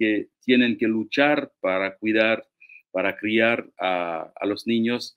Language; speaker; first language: Spanish; non-native, fluent; Haitian Creole